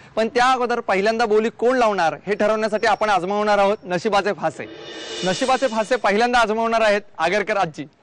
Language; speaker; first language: Marathi; native; Marathi